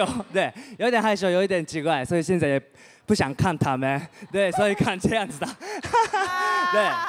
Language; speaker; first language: Chinese; non-native, fluent; Japanese